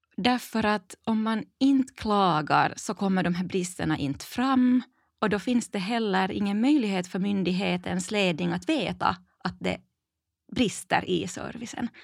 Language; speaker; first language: Swedish; native; Swedish